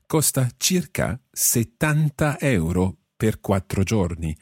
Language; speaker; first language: Italian; non-native, fluent; English